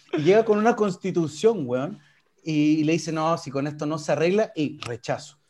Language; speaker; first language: Spanish; native; Spanish